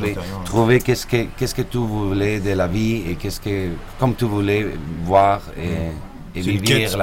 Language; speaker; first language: French; non-native, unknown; Spanish